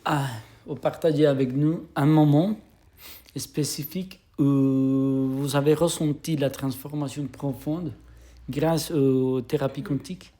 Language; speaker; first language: French; non-native, fluent; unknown